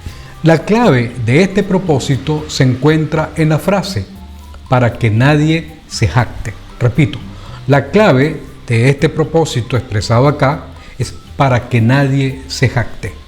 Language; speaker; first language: Spanish; native; Spanish